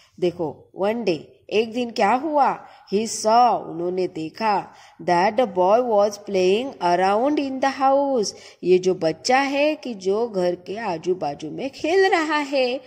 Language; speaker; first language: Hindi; non-native, local second language; Marathi